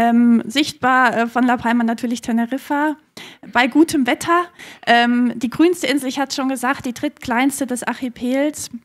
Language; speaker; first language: German; native; German